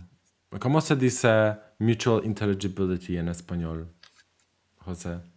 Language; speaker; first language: Spanish; non-native, fluent; Polish